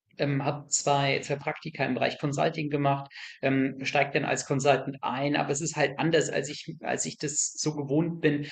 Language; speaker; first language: German; native; German